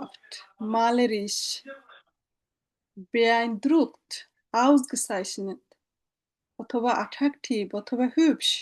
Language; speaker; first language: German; non-native, fluent; Bangla